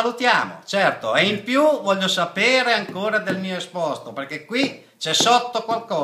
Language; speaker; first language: Italian; native; Italian